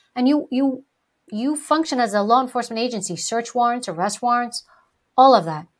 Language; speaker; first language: English; early bilingual, other home language; Greek